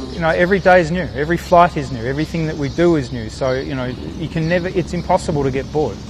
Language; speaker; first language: English; native; English